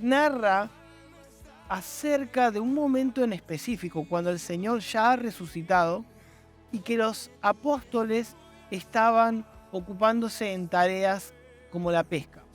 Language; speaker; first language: Spanish; native; Spanish